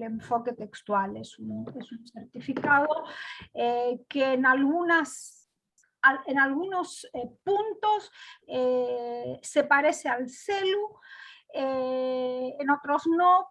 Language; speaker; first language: Spanish; non-native, fluent; Greek